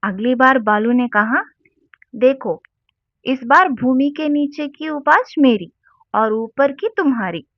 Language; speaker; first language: Hindi; non-native, local second language; Telugu